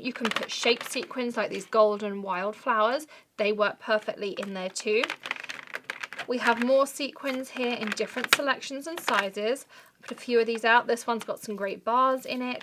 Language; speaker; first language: English; native; English